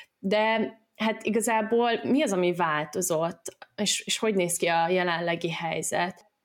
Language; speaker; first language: Hungarian; early bilingual, heritage; Hungarian